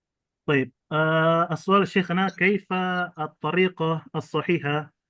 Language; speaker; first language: Arabic; non-native, fluent; Indonesian